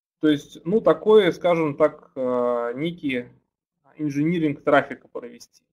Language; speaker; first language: Russian; native; Russian